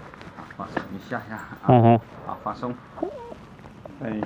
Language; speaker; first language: Chinese; native; Chinese